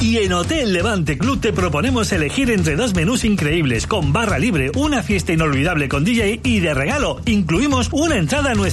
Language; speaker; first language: Spanish; native; Spanish